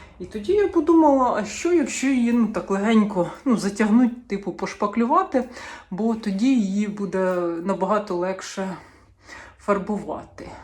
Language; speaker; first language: Ukrainian; non-native, local second language; Russian